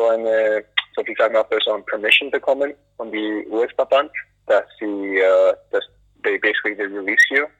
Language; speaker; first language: German; non-native, fluent; English